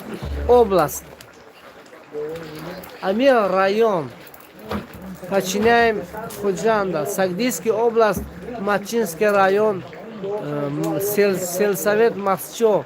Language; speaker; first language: Russian; non-native, local second language; Tajik